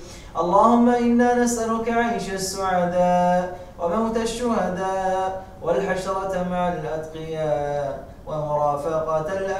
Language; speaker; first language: Arabic; native; Arabic